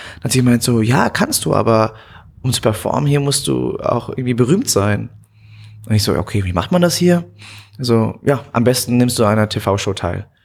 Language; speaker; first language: German; native; German